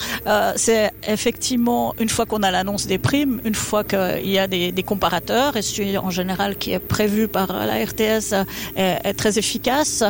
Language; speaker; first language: French; native; French